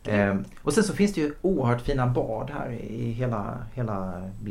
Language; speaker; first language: Swedish; native; Swedish